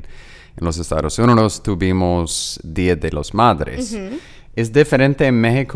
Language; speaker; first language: Spanish; non-native, learner; English